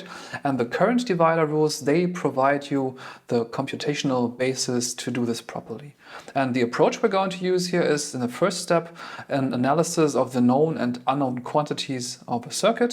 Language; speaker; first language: English; non-native, fluent; German